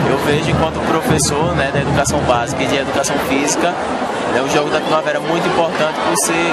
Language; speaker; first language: Portuguese; native; Portuguese